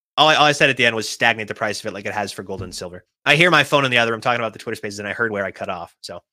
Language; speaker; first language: English; native; English